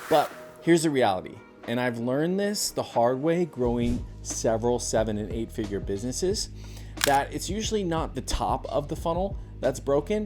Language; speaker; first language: English; native; English